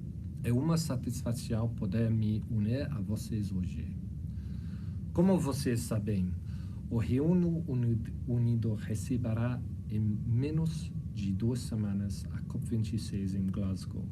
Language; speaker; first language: Portuguese; non-native, fluent; English